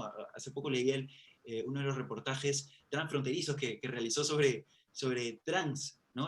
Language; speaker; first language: Spanish; native; Spanish